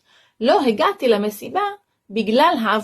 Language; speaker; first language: Hebrew; non-native, local second language; Arabic